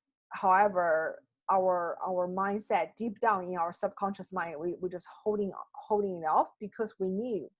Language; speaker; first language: English; non-native, fluent; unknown